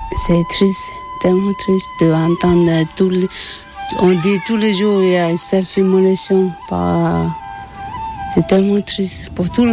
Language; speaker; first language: French; non-native, learner; Tibetan